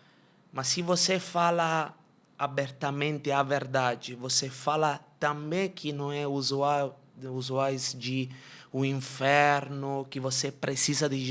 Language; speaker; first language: Portuguese; non-native, fluent; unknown